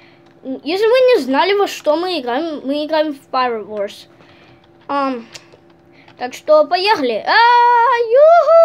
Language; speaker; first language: Russian; early bilingual, heritage; Russian